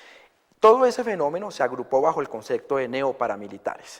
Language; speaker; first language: Spanish; native; Spanish